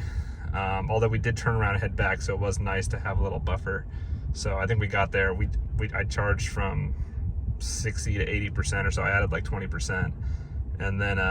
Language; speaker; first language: English; native; English